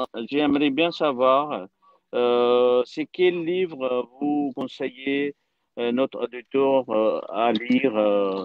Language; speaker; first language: French; non-native, learner; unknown